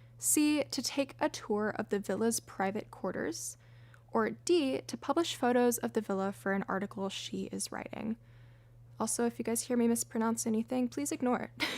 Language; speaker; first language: English; native; English